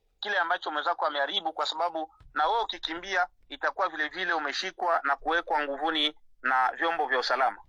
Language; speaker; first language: Swahili; native; Swahili